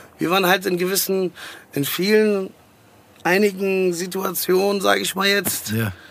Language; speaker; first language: German; early bilingual, other home language; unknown